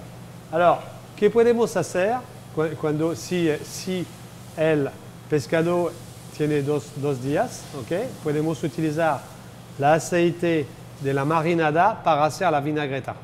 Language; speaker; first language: Spanish; non-native, fluent; French